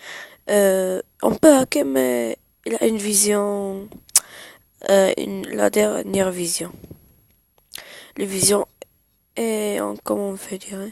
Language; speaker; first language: French; non-native, learner; Arabic